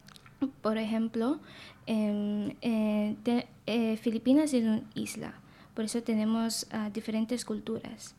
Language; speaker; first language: Spanish; non-native, learner; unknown